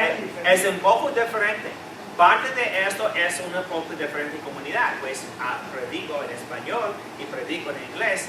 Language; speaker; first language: Spanish; non-native, fluent; English